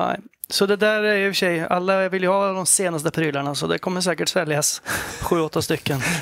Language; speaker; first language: Swedish; native; Swedish